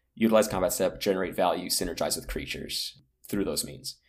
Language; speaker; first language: English; native; English